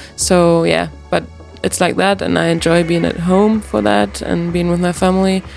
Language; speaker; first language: English; non-native, fluent; German